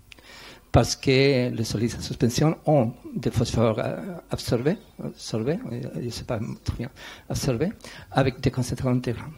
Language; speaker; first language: French; non-native, learner; Spanish